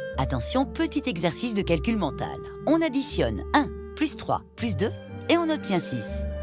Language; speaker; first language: French; native; French